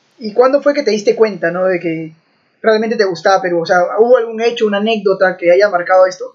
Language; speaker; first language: Spanish; native; Spanish